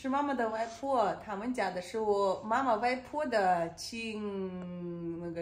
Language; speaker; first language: Chinese; non-native, fluent; Russian